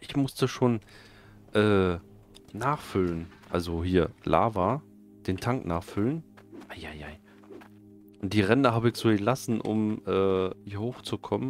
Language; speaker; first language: German; native; German